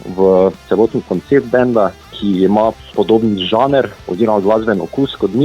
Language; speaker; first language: Slovenian; native; Slovenian